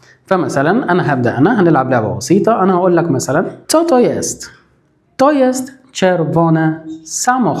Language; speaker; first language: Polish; non-native, fluent; Arabic